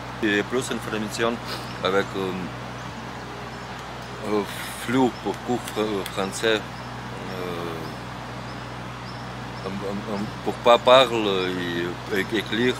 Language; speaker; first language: French; non-native, learner; Ukrainian